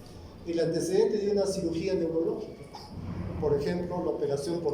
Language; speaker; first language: Spanish; native; Spanish